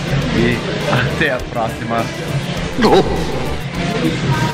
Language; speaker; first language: Portuguese; non-native, learner; English